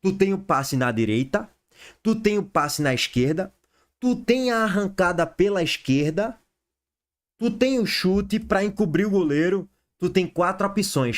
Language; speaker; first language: Portuguese; native; Portuguese